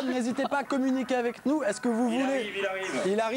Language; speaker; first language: French; native; French